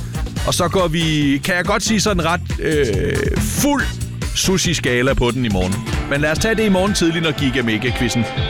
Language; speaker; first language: Danish; native; Danish